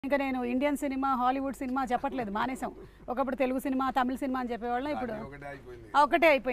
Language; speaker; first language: Telugu; native; Telugu